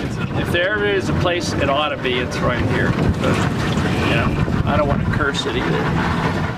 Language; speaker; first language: English; native; English